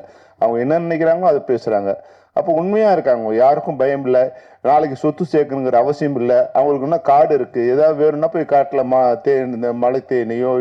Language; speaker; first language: Tamil; native; Tamil